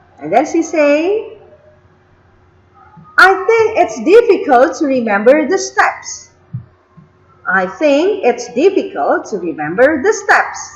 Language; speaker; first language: English; non-native, fluent; Indonesian